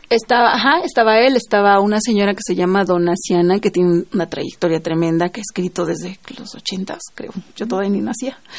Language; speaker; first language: Spanish; non-native, local second language; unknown